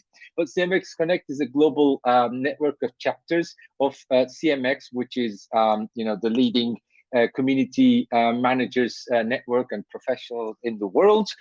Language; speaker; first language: English; non-native, fluent; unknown